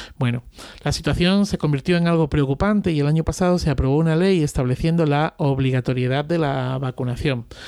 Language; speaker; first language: Spanish; native; Spanish